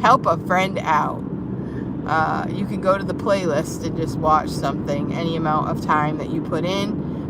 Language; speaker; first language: English; native; English